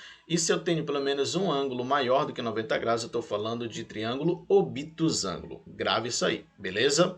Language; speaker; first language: Portuguese; native; Portuguese